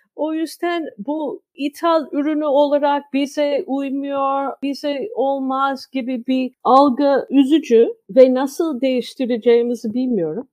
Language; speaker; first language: Turkish; non-native, fluent; English